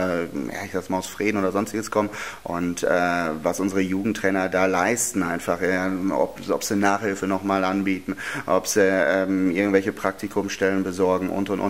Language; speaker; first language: German; native; German